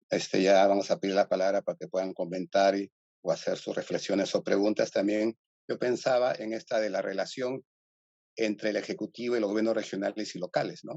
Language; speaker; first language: Spanish; native; Spanish